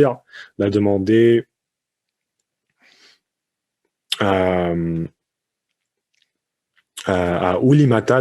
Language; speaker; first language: French; early bilingual, other home language; Spanish